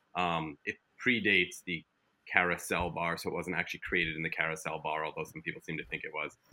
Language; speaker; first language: English; native; English